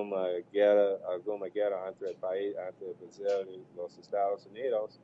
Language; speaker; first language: Portuguese; non-native, fluent; English